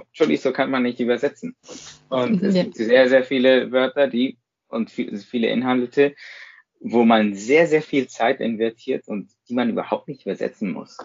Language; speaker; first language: German; non-native, fluent; Spanish